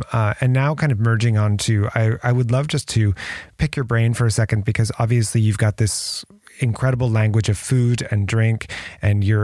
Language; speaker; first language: English; native; English